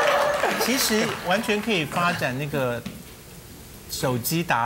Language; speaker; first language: Chinese; native; Chinese